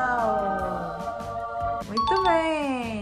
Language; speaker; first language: Portuguese; native; Portuguese